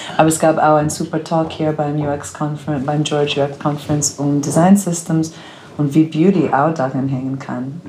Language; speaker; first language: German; non-native, fluent; English